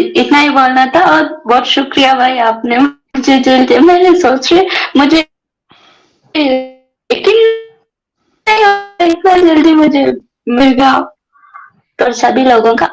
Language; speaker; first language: Hindi; non-native, local second language; Kannada